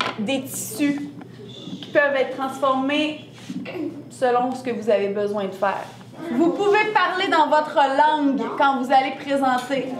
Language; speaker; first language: French; native; French